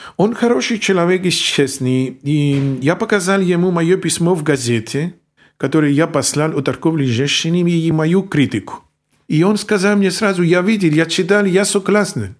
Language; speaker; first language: Russian; non-native, fluent; Greek